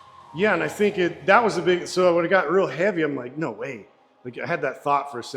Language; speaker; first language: English; native; English